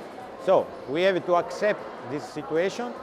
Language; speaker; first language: English; non-native, learner; Italian